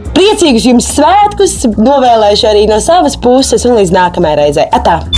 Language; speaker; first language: Latvian; non-native, local second language; Russian